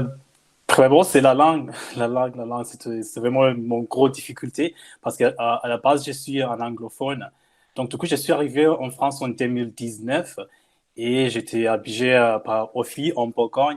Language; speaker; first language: French; non-native, fluent; English